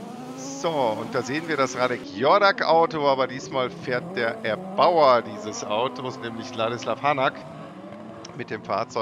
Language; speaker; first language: German; native; German